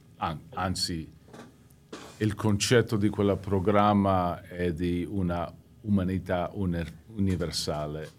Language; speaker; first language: Italian; early bilingual, heritage; English